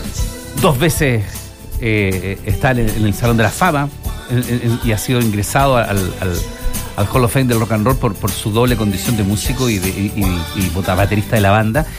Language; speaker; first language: Spanish; native; Spanish